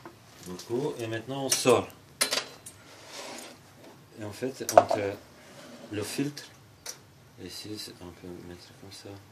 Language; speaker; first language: French; non-native, fluent; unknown